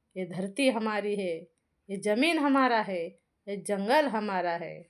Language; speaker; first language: Hindi; non-native, local second language; Marathi